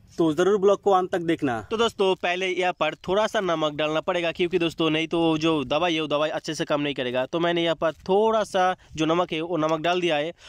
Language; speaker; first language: Hindi; non-native, local second language; Bangla